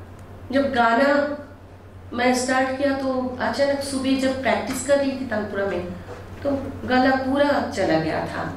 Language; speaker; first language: Hindi; non-native, local second language; Bangla